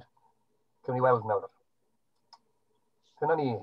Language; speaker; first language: Welsh; native; Welsh